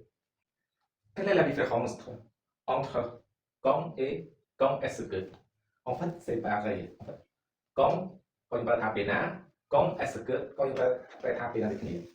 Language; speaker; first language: French; non-native, learner; Khmer